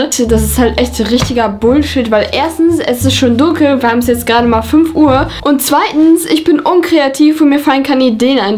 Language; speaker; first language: German; native; German